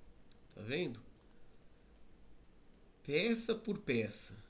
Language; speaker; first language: Portuguese; native; Portuguese